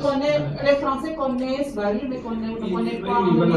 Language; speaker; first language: French; non-native, learner; Indonesian